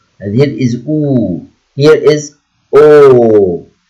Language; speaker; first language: English; non-native, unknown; Arabic